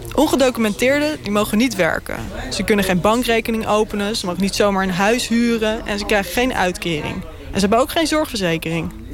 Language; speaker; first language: Dutch; native; Dutch